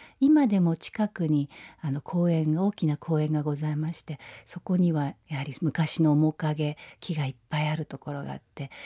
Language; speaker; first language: Japanese; native; Japanese